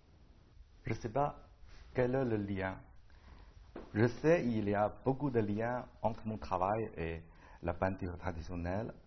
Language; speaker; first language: French; non-native, learner; Chinese